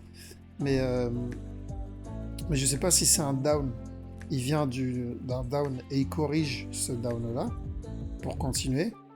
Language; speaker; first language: French; native; French